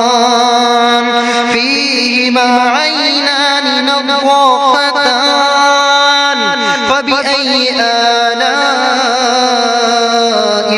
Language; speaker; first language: Arabic; native; Arabic